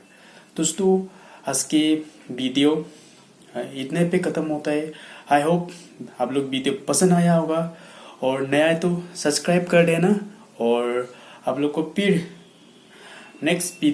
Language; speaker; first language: Hindi; non-native, local second language; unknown